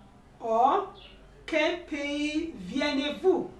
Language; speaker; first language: French; non-native, learner; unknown